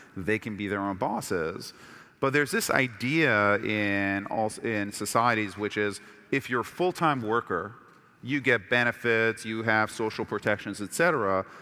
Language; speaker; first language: English; early bilingual, other home language; Persian